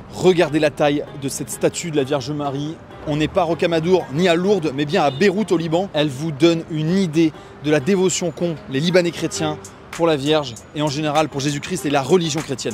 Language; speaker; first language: French; native; French